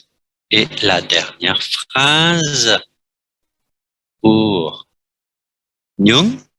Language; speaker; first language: French; non-native, fluent; Vietnamese